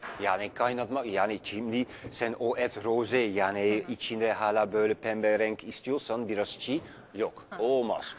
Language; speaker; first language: Turkish; non-native, fluent; Dutch